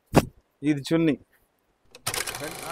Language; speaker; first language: Telugu; non-native, local second language; Urdu